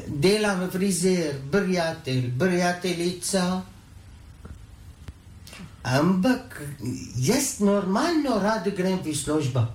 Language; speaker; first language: Slovenian; non-native, learner; Arabic